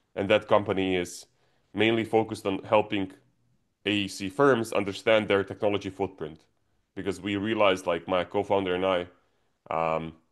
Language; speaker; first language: English; non-native, fluent; Croatian